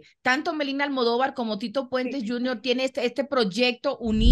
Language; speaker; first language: Spanish; native; Spanish